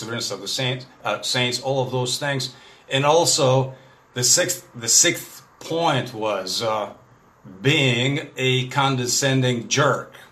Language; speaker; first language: English; non-native, fluent; Russian